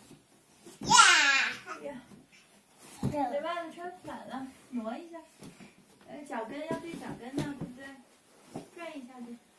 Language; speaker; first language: Chinese; native; Chinese